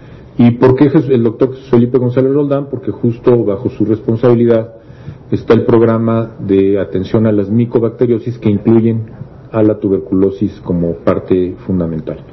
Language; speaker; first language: Spanish; native; Spanish